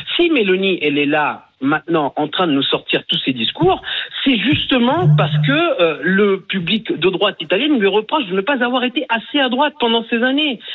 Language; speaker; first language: French; early bilingual, other home language; Italian